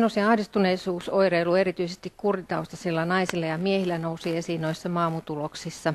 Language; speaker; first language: Finnish; native; Finnish